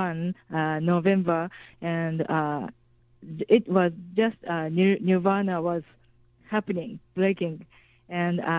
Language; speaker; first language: English; non-native, fluent; Japanese